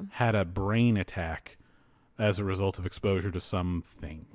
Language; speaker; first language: English; native; English